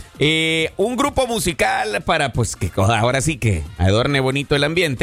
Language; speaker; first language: Spanish; native; Spanish